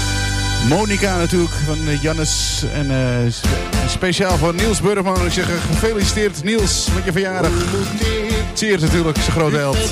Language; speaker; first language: Dutch; native; Dutch